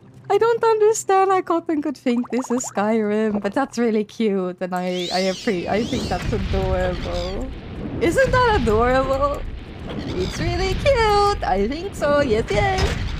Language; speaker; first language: English; non-native, fluent; Swedish